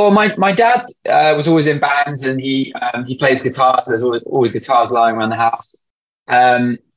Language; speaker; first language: English; native; English